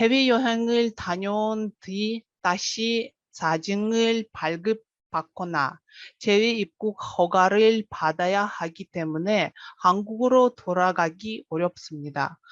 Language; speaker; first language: Korean; non-native, fluent; Russian